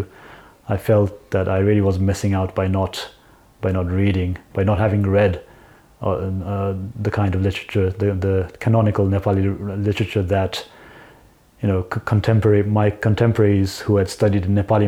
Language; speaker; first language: English; non-native, local second language; Nepali